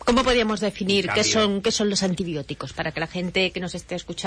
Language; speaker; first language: Spanish; native; Spanish